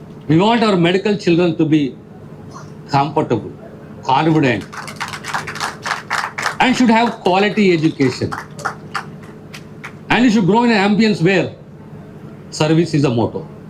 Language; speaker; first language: English; non-native, local second language; Telugu